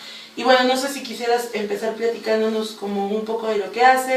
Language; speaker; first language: Spanish; native; Spanish